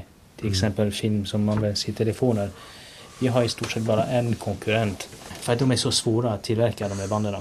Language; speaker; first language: Swedish; non-native, fluent; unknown